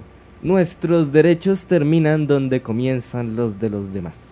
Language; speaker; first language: Spanish; native; Spanish